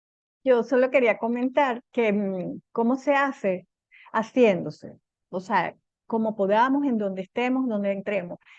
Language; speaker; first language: Spanish; native; Spanish